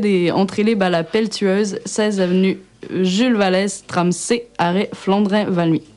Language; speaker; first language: French; native; French